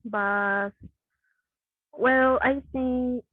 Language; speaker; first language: English; non-native, learner; Spanish